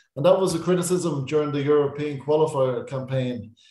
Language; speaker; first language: English; native; English